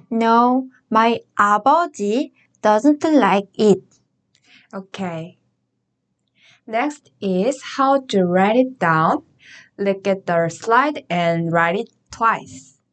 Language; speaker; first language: English; non-native, fluent; Korean